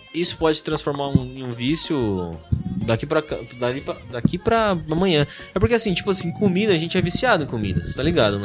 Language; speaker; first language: Portuguese; native; Portuguese